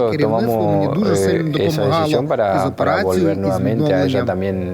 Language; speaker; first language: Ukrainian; non-native, learner; Spanish